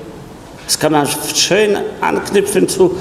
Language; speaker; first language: German; non-native, fluent; Polish